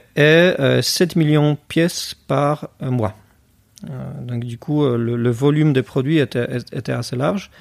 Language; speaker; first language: French; non-native, fluent; Polish